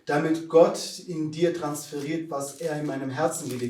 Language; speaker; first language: German; non-native, fluent; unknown